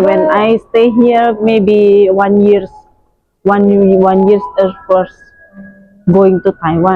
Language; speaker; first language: English; non-native, learner; Indonesian